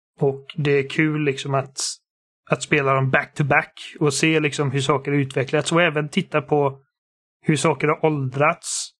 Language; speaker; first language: Swedish; native; Swedish